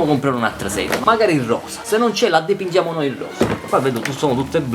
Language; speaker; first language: Italian; native; Italian